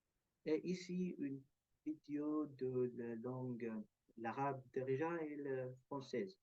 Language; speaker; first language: French; non-native, learner; Arabic